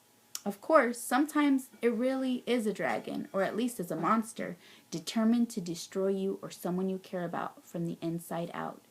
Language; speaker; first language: English; native; English